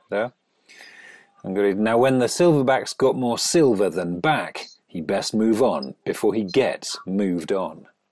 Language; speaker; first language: English; native; English